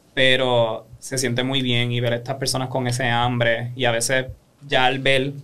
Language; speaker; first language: Spanish; native; Spanish